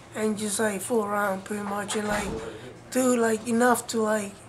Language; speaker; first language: English; early bilingual, other home language; Spanish